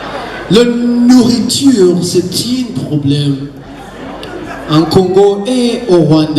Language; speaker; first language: French; non-native, learner; Kinyarwanda